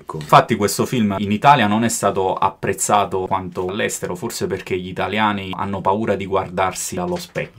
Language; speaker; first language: Italian; native; Italian